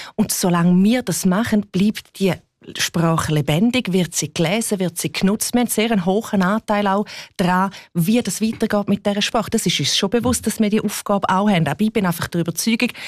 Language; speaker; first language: German; non-native, local second language; Romansh